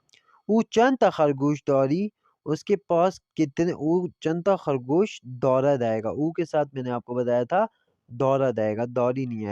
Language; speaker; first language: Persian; non-native, fluent; Urdu